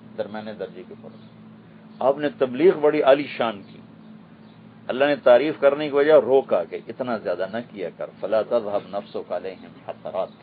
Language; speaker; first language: Urdu; non-native, local second language; Punjabi